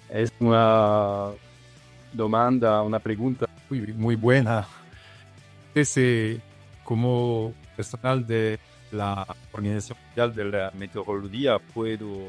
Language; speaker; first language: Spanish; non-native, learner; Italian